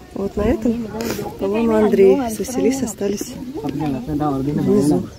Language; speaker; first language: Russian; native; Russian